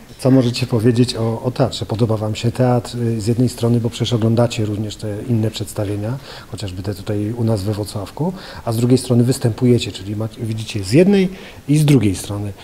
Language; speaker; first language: Polish; native; Polish